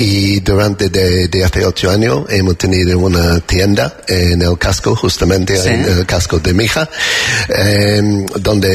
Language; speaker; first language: Spanish; non-native, learner; English